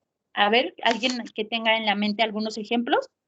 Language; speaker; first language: Spanish; native; Spanish